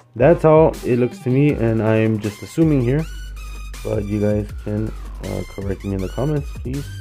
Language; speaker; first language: English; early bilingual, other home language; Spanish